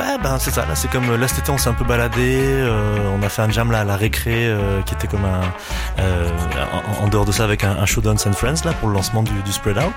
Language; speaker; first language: French; native; French